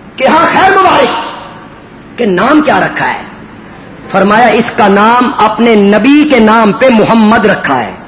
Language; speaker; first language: Urdu; non-native, local second language; Punjabi